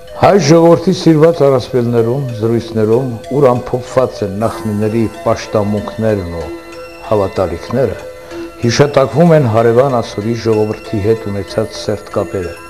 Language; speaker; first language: Armenian; non-native, local second language; Assyrian Neo-Aramaic